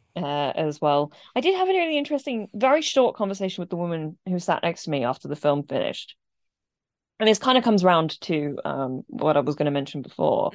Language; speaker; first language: English; native; English